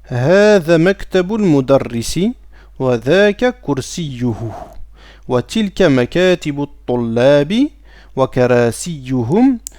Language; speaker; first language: Arabic; non-native, fluent; French